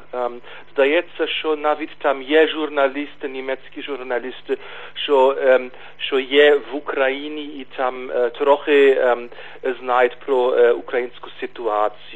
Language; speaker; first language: Ukrainian; non-native, fluent; German